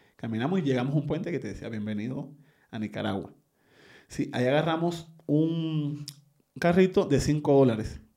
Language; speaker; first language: Spanish; native; Spanish